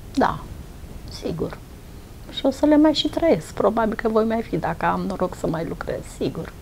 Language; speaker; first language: Romanian; native; Romanian